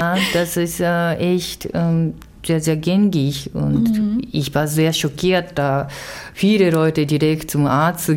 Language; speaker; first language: German; non-native, fluent; Japanese